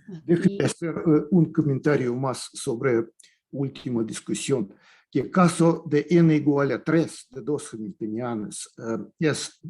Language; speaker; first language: Spanish; non-native, fluent; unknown